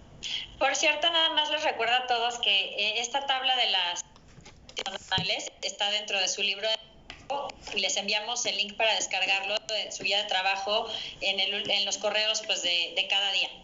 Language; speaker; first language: Spanish; native; Spanish